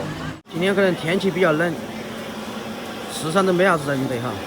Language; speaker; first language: Chinese; native; Chinese